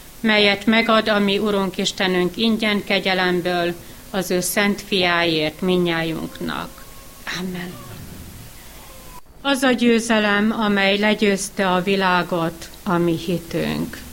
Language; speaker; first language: Hungarian; native; Hungarian